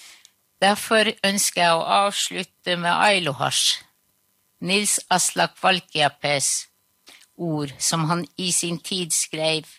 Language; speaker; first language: Norwegian; non-native, local second language; Northern Sami